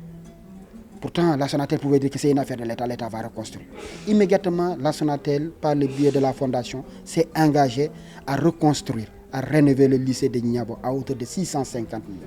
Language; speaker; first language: French; non-native, local second language; Wolof